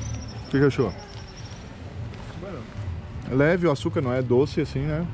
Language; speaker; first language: Portuguese; native; Portuguese